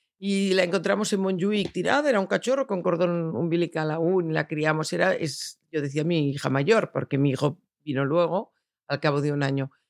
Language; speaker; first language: Spanish; non-native, local second language; Catalan